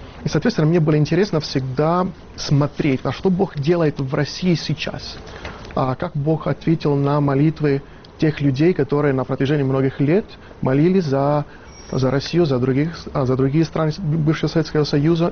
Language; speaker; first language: Russian; non-native, fluent; Italian